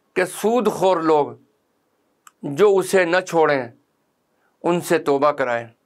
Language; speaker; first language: Urdu; native; Urdu